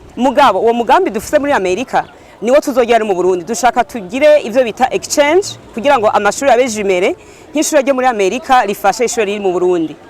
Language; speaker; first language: Rundi; native; Rundi